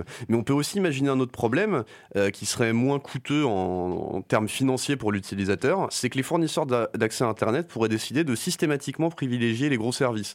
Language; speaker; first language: French; native; French